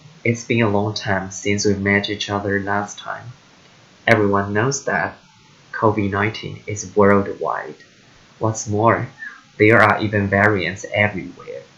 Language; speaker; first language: English; non-native, fluent; Chinese